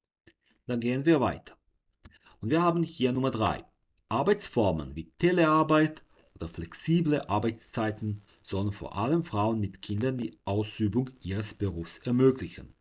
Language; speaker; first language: German; non-native, fluent; Serbian